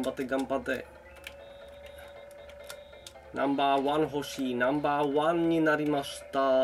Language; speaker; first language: Japanese; non-native, learner; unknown